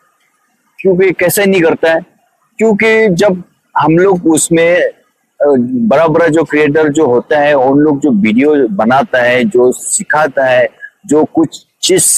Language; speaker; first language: Hindi; non-native, local second language; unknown